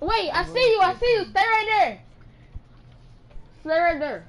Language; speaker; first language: English; native; English